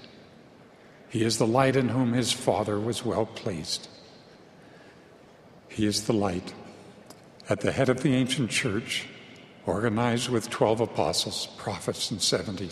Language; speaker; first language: English; native; English